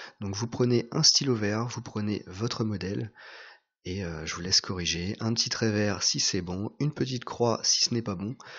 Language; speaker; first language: French; native; French